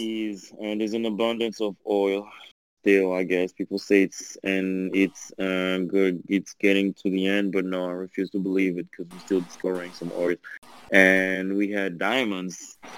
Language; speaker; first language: English; non-native, fluent; French